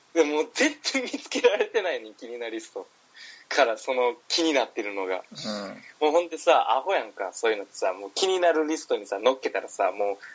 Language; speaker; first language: Japanese; native; Japanese